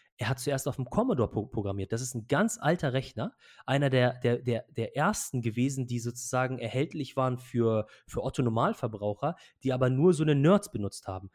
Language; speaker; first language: German; early bilingual, other home language; Arabic